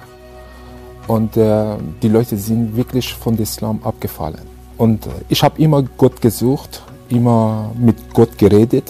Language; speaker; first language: German; non-native, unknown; Persian